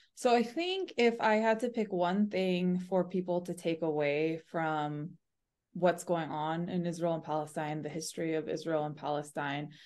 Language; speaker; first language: English; early bilingual, other home language; Urdu